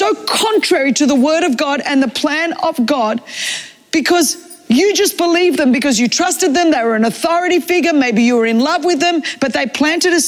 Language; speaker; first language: English; non-native, local second language; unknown